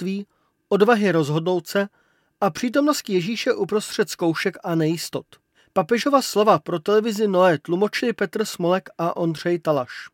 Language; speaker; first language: Czech; native; Czech